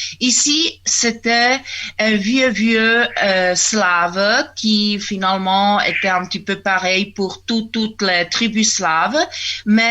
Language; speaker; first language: French; non-native, fluent; Czech